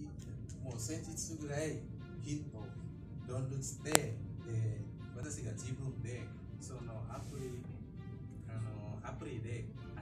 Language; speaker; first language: Japanese; non-native, learner; Indonesian